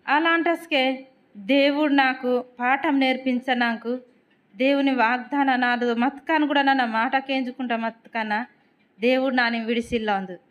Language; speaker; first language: Telugu; non-native, local second language; Koya